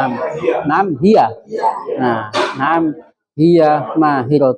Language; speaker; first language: Arabic; non-native, fluent; Indonesian